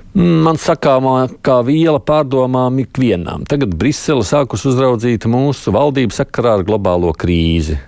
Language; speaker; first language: Latvian; native; Latvian